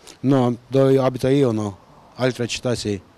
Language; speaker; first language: Italian; non-native, learner; Ukrainian